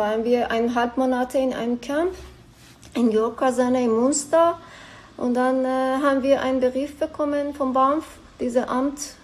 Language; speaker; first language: German; non-native, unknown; Persian